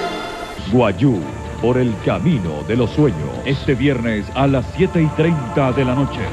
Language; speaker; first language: Spanish; native; Spanish